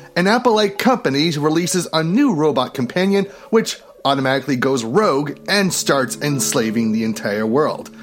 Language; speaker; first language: English; native; English